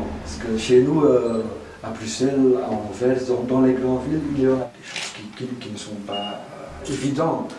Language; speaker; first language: French; non-native, fluent; Dutch